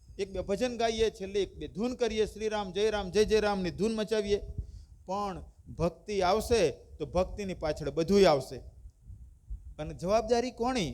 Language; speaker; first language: Gujarati; native; Gujarati